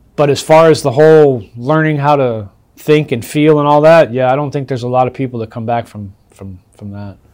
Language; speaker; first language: English; native; English